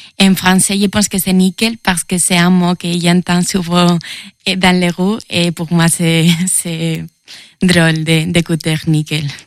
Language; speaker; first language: French; non-native, learner; Spanish